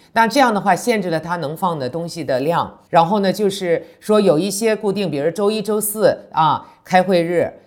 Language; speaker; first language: Chinese; native; Chinese